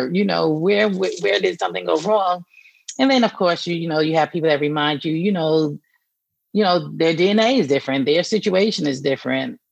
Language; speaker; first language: English; native; English